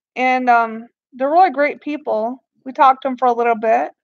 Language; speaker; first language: English; native; English